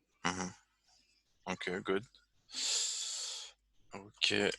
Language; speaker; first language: English; non-native, fluent; French